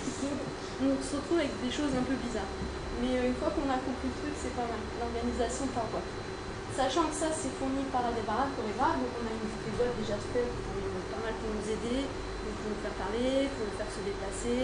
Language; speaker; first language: French; native; French